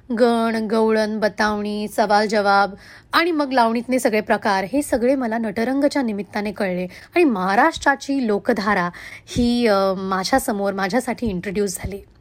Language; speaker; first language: Marathi; non-native, local second language; Hindi